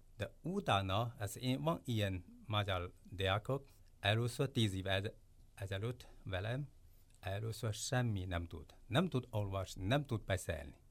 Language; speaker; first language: Hungarian; non-native, learner; Chinese